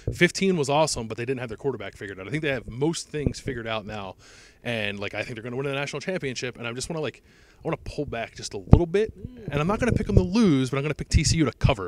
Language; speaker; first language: English; native; English